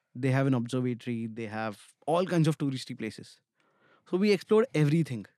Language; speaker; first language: English; non-native, local second language; Hindi